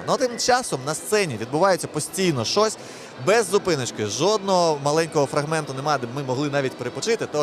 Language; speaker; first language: Ukrainian; native; Ukrainian